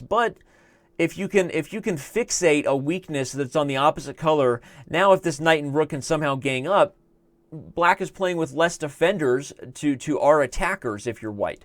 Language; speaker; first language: English; native; English